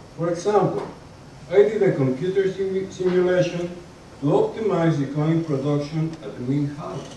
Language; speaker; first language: English; non-native, fluent; Spanish